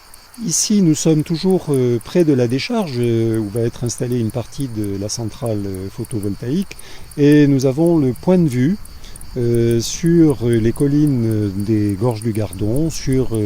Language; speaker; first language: French; native; French